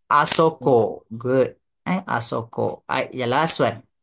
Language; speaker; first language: Japanese; non-native, fluent; Malay